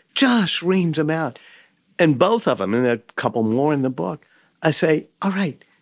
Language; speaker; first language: English; native; English